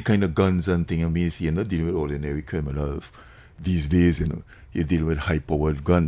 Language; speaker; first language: English; native; English